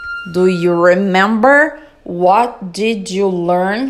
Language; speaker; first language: English; non-native, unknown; Portuguese